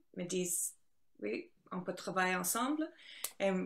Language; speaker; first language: French; non-native, learner; English